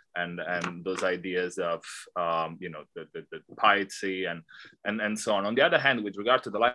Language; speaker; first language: English; non-native, fluent; Italian